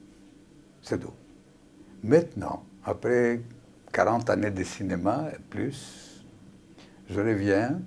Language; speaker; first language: French; non-native, fluent; Greek